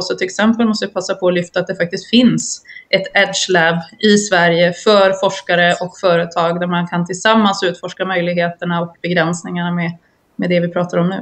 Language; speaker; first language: Swedish; native; Swedish